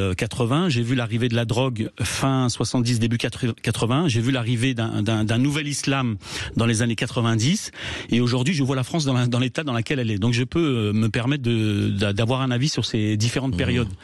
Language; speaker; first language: French; native; French